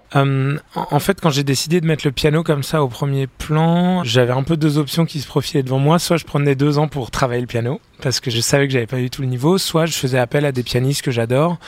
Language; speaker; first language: French; native; French